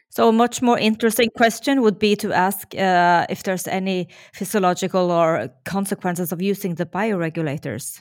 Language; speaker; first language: English; non-native, fluent; Norwegian